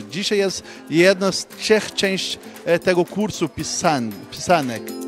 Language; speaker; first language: Polish; early bilingual, heritage; Portuguese